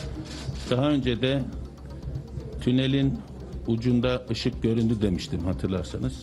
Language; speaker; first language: Turkish; native; Turkish